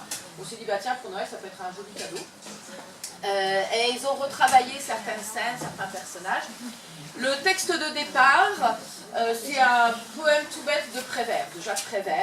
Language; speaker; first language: French; native; French